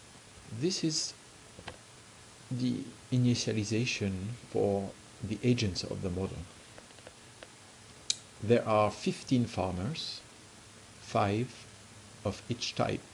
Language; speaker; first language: English; non-native, fluent; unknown